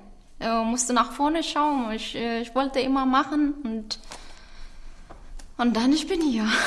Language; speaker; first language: German; non-native, learner; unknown